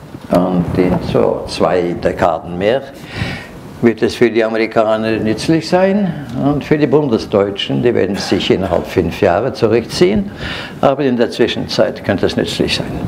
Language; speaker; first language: German; non-native, fluent; Norwegian